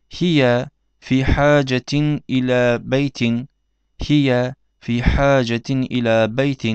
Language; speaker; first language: Arabic; non-native, fluent; Turkish